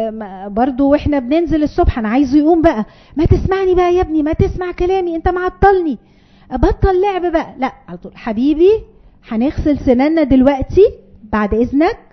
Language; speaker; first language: Arabic; native; Arabic